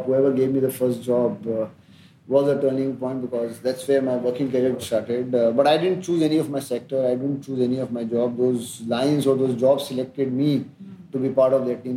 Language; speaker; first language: English; non-native, local second language; Hindi